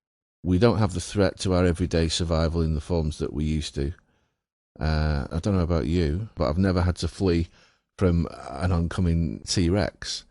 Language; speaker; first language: English; native; English